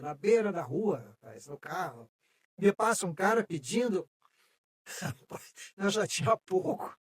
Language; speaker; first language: Portuguese; native; Portuguese